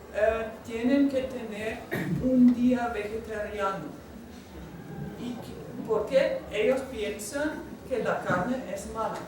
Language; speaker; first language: Spanish; non-native, fluent; German